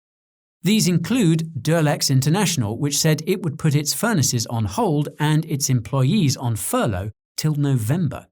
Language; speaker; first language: English; native; English